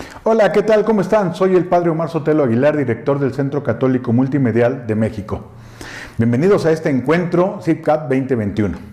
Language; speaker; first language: Spanish; native; Spanish